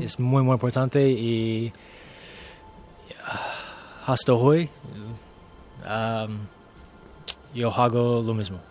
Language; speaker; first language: Spanish; non-native, learner; English